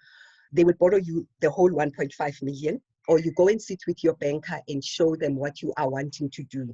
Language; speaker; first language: English; non-native, local second language; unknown